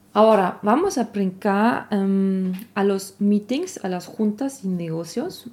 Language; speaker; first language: Spanish; non-native, fluent; German